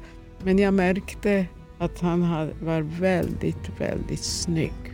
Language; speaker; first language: Swedish; non-native, fluent; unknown